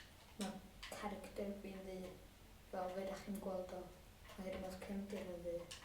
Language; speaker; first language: Welsh; native; Welsh